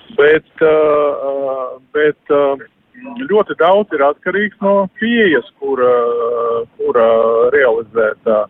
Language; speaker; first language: Latvian; non-native, local second language; Russian